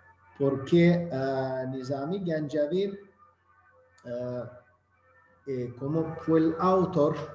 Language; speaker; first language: Spanish; non-native, learner; Azerbaijani